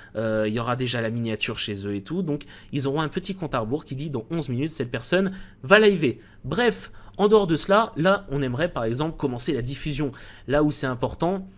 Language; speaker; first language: French; native; French